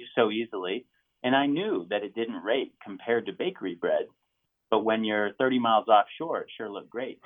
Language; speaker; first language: English; native; English